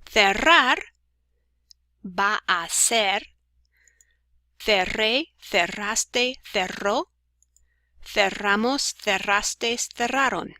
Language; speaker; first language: Spanish; non-native, fluent; English